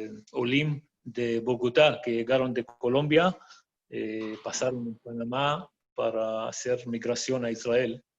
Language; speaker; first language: Spanish; non-native, fluent; Arabic